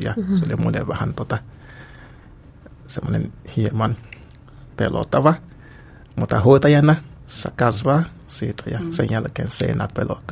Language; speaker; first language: Finnish; non-native, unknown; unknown